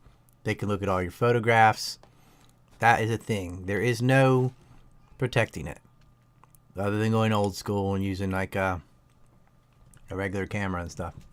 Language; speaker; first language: English; native; English